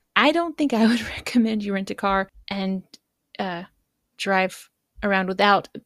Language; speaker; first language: English; native; English